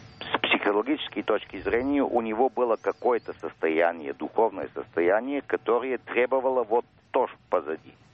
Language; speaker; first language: Russian; early bilingual, heritage; Russian